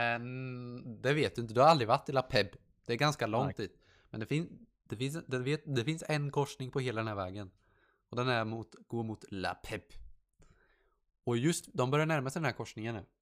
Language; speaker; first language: Swedish; native; Swedish